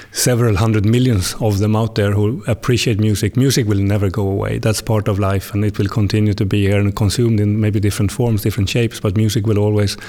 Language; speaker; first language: English; non-native, fluent; Swedish